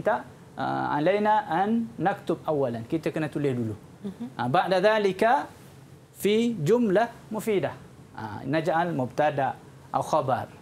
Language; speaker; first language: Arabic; non-native, fluent; Malay